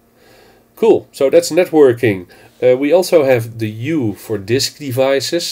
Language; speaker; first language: English; non-native, fluent; Dutch